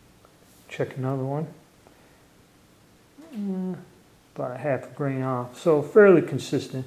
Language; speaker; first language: English; native; English